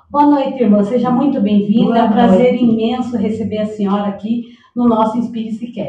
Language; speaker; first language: Portuguese; native; Portuguese